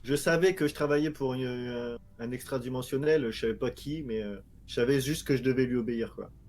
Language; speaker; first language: French; native; French